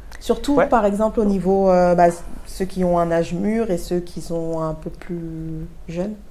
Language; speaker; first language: French; native; French